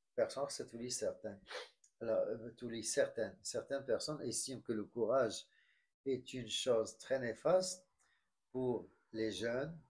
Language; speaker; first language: French; non-native, local second language; Arabic